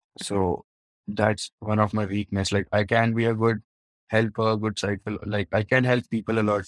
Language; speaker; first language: English; non-native, local second language; Hindi